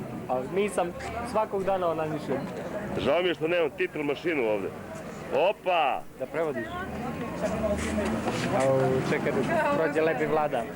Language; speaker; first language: Bosnian; native; Bosnian